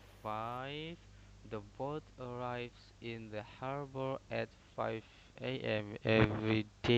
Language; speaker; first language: English; non-native, learner; Indonesian